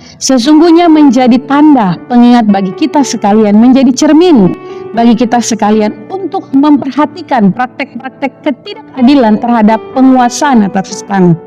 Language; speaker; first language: Indonesian; native; Indonesian